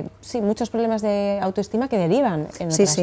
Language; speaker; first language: Spanish; native; Spanish